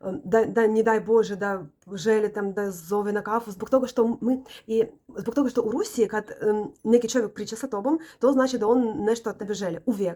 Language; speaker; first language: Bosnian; non-native, learner; Russian